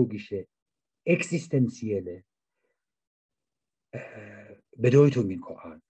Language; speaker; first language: German; non-native, fluent; Persian